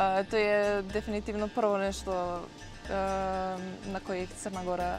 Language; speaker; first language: Croatian; non-native, fluent; Macedonian